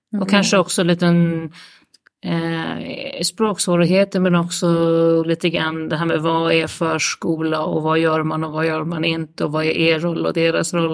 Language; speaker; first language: Swedish; native; Swedish